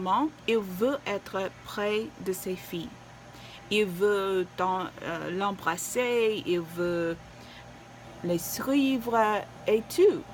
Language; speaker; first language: French; non-native, learner; English